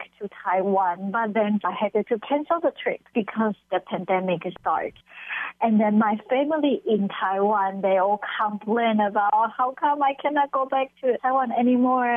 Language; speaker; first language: English; non-native, fluent; Chinese